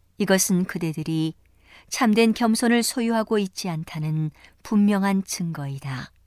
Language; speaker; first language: Korean; native; Korean